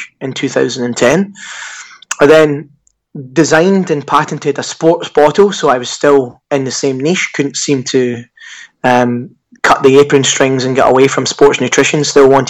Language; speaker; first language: English; native; English